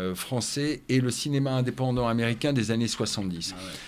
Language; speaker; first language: French; native; French